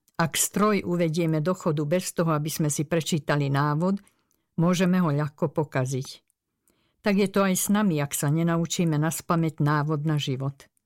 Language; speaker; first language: Slovak; early bilingual, other home language; Hungarian